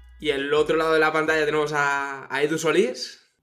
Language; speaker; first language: Spanish; native; Spanish